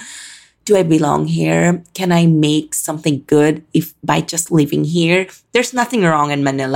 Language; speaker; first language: English; non-native, local second language; Filipino